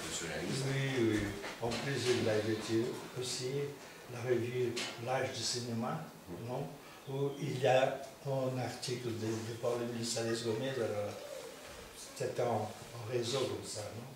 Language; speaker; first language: French; non-native, fluent; Portuguese